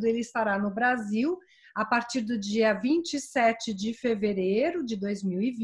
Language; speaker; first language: Portuguese; native; Portuguese